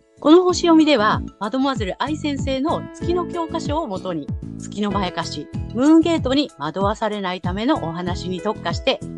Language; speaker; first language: Japanese; native; Japanese